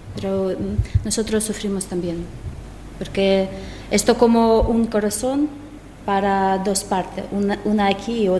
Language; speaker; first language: Spanish; non-native, learner; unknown